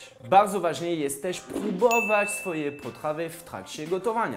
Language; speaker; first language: Polish; non-native, fluent; French